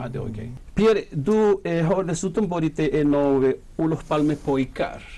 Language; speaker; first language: Swedish; non-native, fluent; Spanish